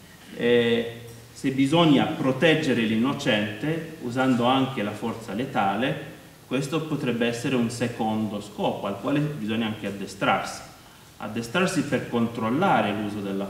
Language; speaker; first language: Italian; non-native, fluent; Maltese